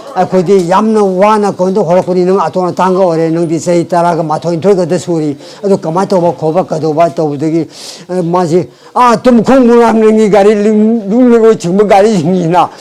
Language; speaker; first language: Manipuri; native; Manipuri